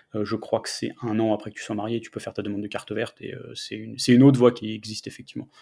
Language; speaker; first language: French; native; French